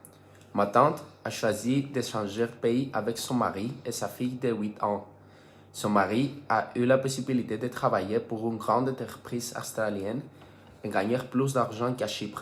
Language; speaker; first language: French; non-native, fluent; Greek